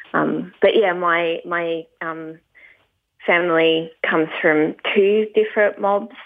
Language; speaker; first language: English; native; English